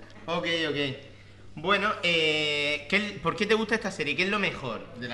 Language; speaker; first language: Spanish; native; Spanish